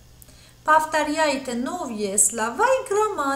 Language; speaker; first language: Russian; non-native, fluent; Persian